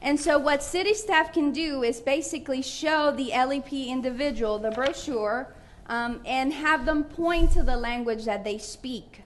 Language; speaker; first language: English; non-native, fluent; Spanish